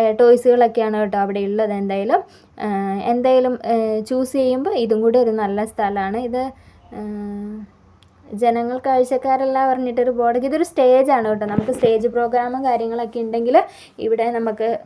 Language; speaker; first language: Malayalam; native; Malayalam